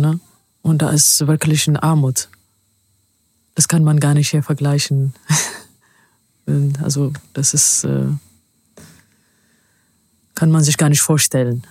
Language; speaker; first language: German; non-native, fluent; Amharic